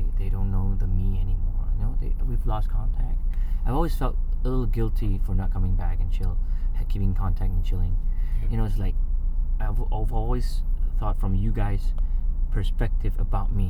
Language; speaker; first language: English; non-native, local second language; Chinese